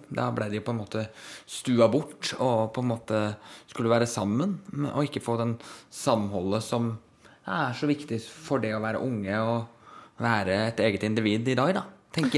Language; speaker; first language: Norwegian; native; Norwegian